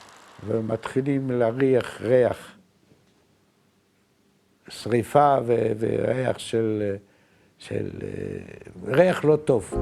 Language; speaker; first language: Hebrew; non-native, fluent; Yiddish